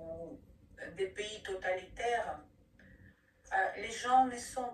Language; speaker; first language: French; non-native, fluent; Ukrainian